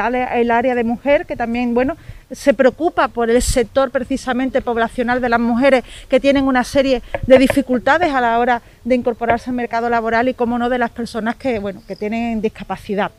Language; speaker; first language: Spanish; native; Spanish